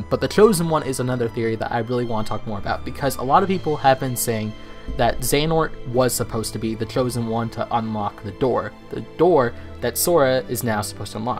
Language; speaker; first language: English; native; English